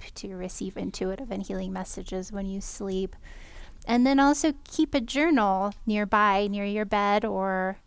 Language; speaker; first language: English; native; English